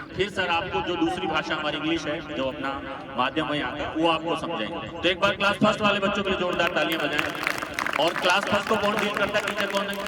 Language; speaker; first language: Hindi; native; Hindi